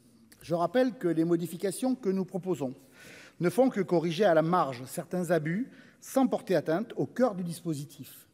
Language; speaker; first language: French; native; French